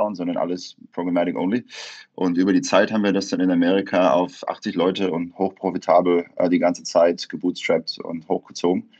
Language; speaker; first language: German; native; German